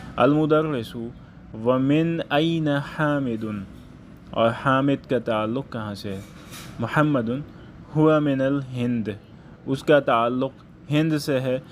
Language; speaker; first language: Urdu; native; Urdu